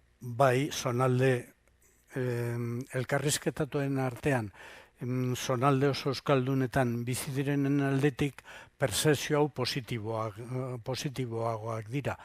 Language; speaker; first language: Basque; non-native, local second language; Spanish